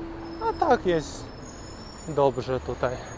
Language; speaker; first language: Polish; non-native, learner; Ukrainian